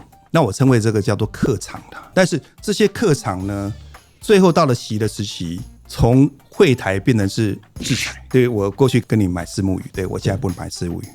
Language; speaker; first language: Chinese; native; Chinese